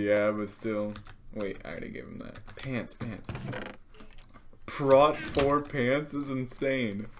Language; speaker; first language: English; native; English